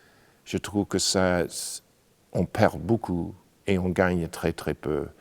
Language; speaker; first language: French; non-native, fluent; English